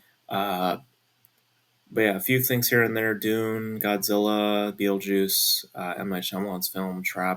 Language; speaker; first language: English; native; English